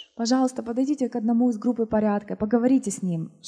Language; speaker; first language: Russian; native; Russian